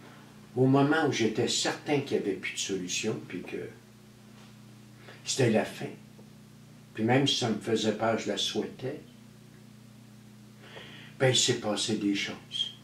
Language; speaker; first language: French; native; French